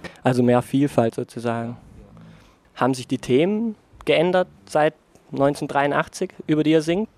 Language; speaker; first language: German; native; German